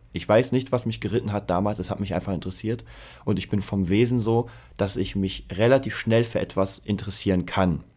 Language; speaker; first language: German; early bilingual, other home language; Polish